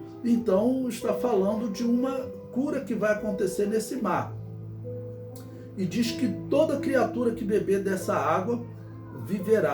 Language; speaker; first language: Portuguese; native; Portuguese